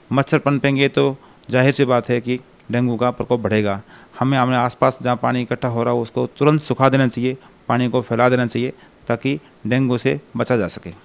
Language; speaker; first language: Hindi; native; Hindi